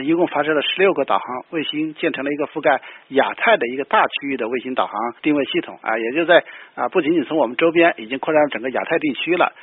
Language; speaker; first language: Chinese; native; Chinese